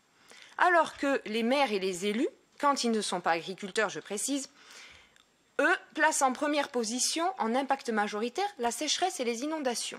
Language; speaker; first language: French; native; French